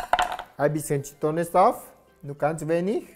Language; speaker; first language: German; non-native, learner; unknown